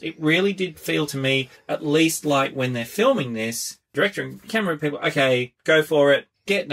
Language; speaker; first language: English; native; English